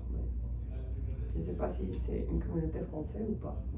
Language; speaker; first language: French; non-native, fluent; Spanish